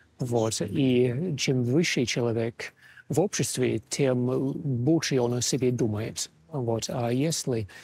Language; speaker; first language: Russian; non-native, fluent; English